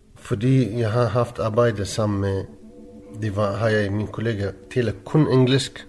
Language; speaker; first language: Danish; non-native, learner; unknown